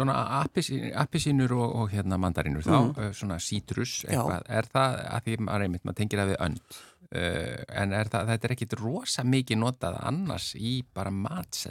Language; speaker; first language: Icelandic; native; Icelandic